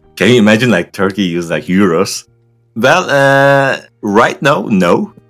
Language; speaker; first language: English; non-native, fluent; Turkish